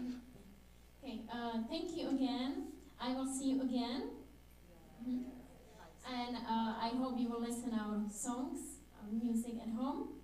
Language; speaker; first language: English; non-native, fluent; Czech